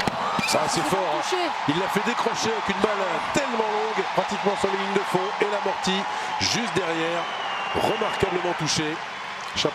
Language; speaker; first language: French; native; French